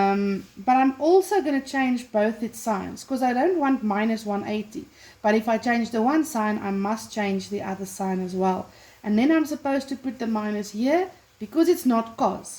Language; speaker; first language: English; non-native, local second language; Afrikaans